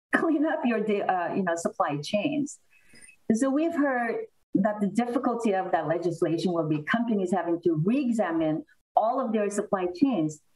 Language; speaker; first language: English; non-native, fluent; Korean